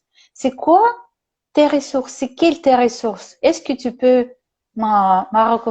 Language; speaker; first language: French; non-native, learner; Russian